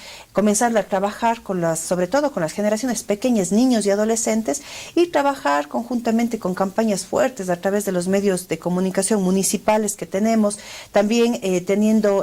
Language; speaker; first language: Spanish; native; Spanish